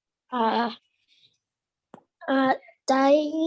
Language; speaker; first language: English; non-native, learner; Vietnamese